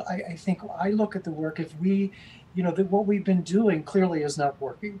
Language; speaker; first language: English; native; English